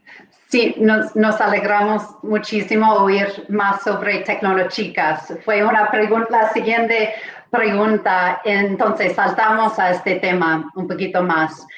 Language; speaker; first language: Spanish; non-native, fluent; English